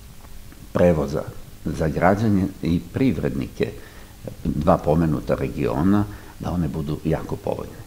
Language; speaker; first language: Serbian; native; Serbian